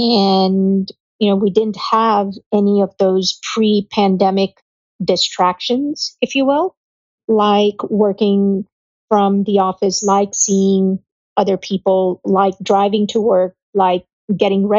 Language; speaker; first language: English; non-native, local second language; Gujarati